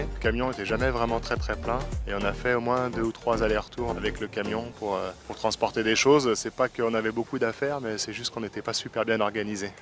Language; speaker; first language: French; native; French